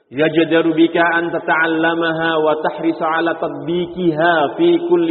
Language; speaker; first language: Arabic; non-native, fluent; Indonesian